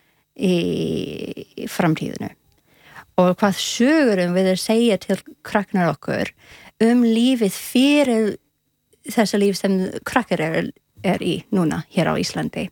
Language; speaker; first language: Icelandic; non-native, learner; English